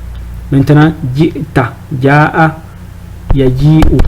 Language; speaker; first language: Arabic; non-native, fluent; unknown